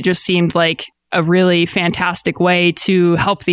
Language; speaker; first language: English; native; English